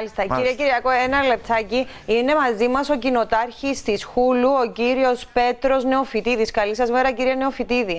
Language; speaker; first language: Greek; native; Greek